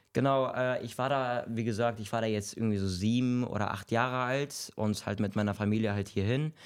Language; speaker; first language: German; early bilingual, other home language; Arabic